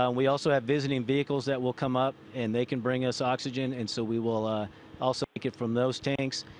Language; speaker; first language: English; early bilingual, other home language; Spanish